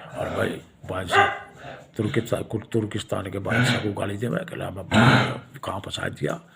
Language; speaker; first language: Hindi; native; Hindi